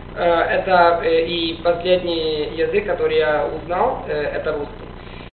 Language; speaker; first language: Russian; non-native, learner; Italian